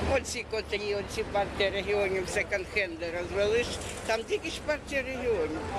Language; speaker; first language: Ukrainian; non-native, local second language; Russian